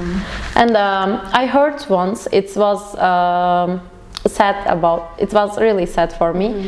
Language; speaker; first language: English; non-native, learner; Turkish